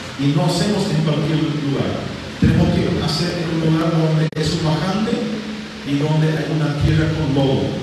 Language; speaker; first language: Spanish; non-native, local second language; German